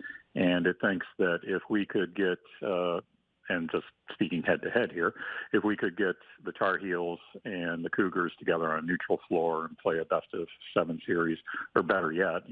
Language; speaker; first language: English; native; English